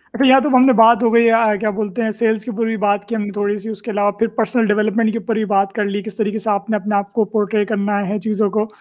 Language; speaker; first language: Urdu; native; Urdu